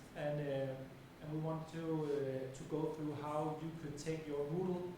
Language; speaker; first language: English; non-native, fluent; Danish